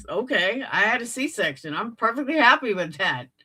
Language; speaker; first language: English; native; English